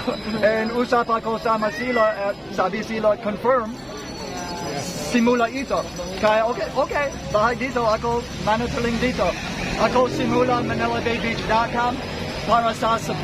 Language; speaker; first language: Filipino; non-native, learner; English